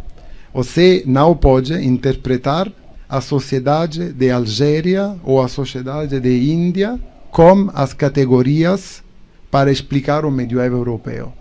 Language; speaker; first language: Portuguese; non-native, learner; Italian